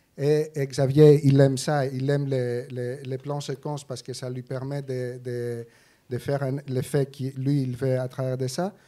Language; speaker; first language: French; non-native, fluent; Greek